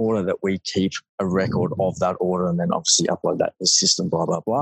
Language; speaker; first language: English; native; English